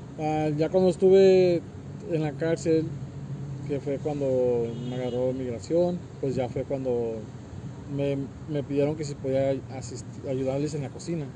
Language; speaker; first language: Spanish; early bilingual, heritage; Spanish